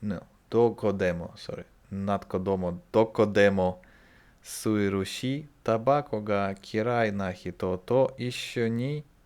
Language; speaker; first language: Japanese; non-native, learner; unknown